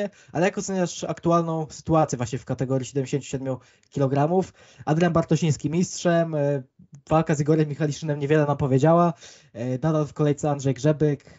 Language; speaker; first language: Polish; native; Polish